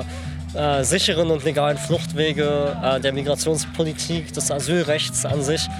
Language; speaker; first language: German; native; German